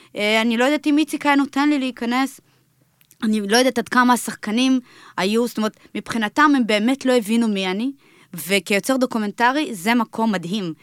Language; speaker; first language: Hebrew; early bilingual, other home language; Russian